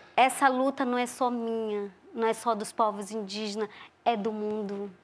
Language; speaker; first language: Portuguese; non-native, local second language; Ticuna